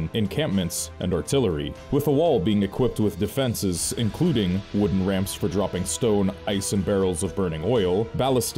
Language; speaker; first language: English; native; English